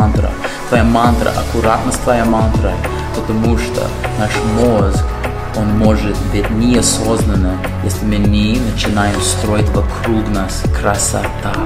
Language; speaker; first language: Russian; non-native, fluent; English